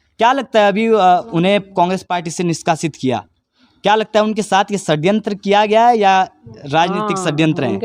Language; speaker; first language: Hindi; native; Hindi